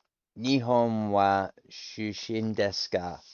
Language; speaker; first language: Japanese; non-native, learner; English